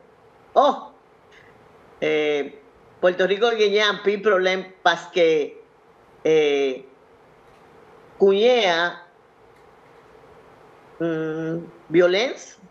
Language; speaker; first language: Haitian Creole; non-native, learner; Spanish